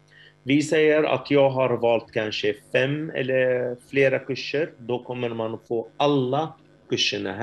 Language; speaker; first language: Swedish; non-native, fluent; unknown